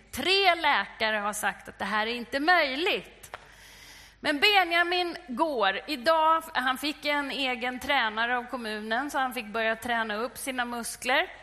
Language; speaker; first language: Swedish; native; Swedish